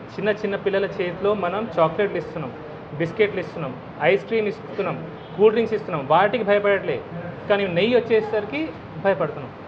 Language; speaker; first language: Telugu; non-native, local second language; Hindi